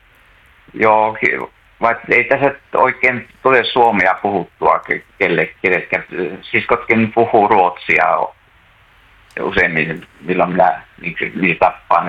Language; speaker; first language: Finnish; native; Finnish